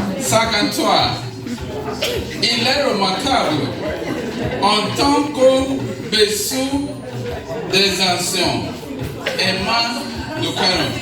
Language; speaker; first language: French; non-native, learner; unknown